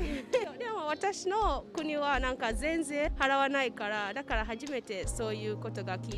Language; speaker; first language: Japanese; non-native, learner; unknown